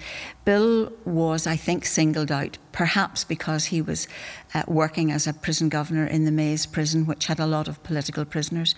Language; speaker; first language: English; native; English